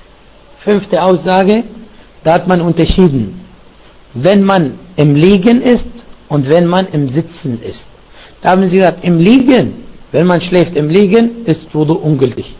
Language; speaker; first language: German; non-native, fluent; Arabic